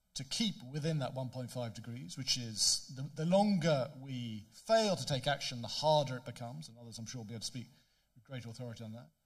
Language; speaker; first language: English; native; English